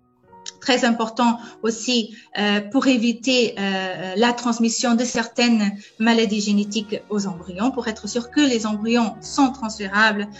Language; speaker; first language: French; non-native, fluent; Portuguese